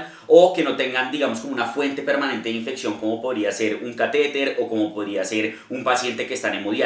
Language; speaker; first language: Spanish; native; Spanish